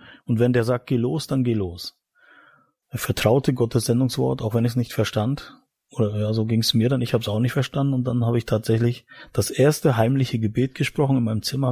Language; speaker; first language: German; native; German